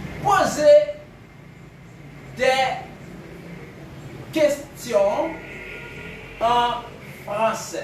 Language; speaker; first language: French; non-native, local second language; Haitian Creole